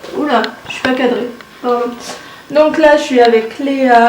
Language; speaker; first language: French; native; French